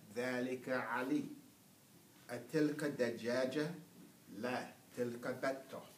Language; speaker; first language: Arabic; non-native, fluent; English